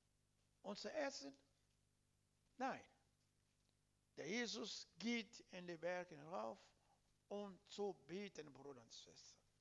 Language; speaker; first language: German; non-native, learner; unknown